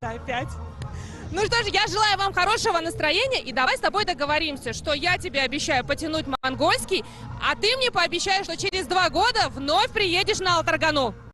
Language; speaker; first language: Russian; native; Russian